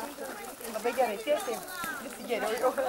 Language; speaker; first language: Lithuanian; native; Lithuanian